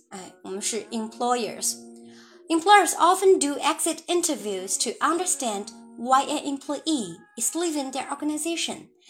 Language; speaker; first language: English; non-native, fluent; Chinese